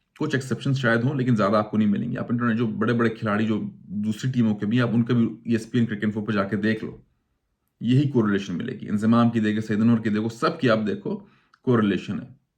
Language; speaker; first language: Urdu; native; Urdu